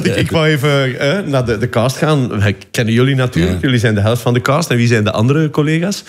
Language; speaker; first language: Dutch; native; Dutch